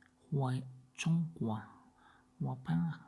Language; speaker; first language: Chinese; non-native, learner; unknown